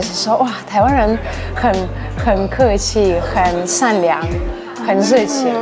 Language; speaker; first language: Chinese; non-native, fluent; Russian